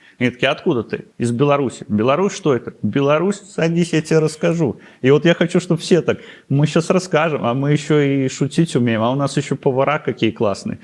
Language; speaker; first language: Russian; native; Russian